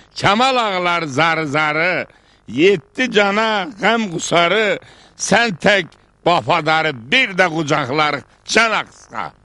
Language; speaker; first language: Turkish; early bilingual, heritage; Turkish